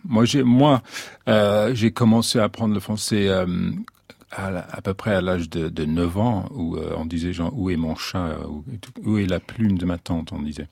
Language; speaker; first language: French; non-native, fluent; English